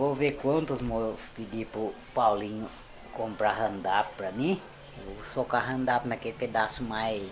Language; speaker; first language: Portuguese; native; Portuguese